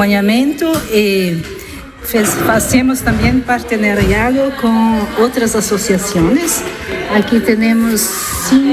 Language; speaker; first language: Spanish; non-native, learner; Italian